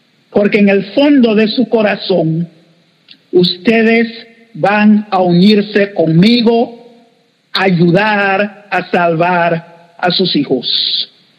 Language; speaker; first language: Spanish; native; Spanish